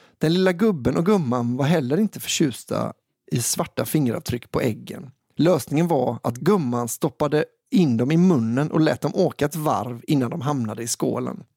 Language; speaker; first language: Swedish; native; Swedish